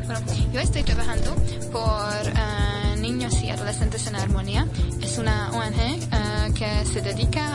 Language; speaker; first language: Spanish; non-native, fluent; Hungarian